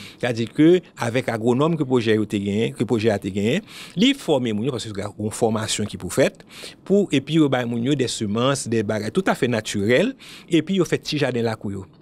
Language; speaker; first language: French; non-native, local second language; Haitian Creole